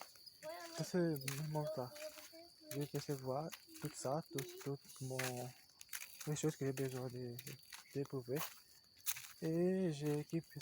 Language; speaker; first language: French; non-native, learner; Portuguese